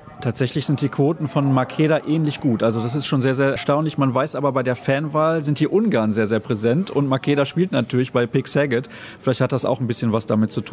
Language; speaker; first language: German; native; German